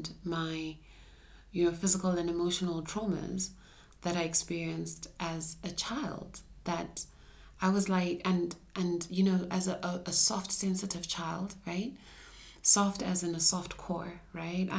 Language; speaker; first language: English; non-native, local second language; Shona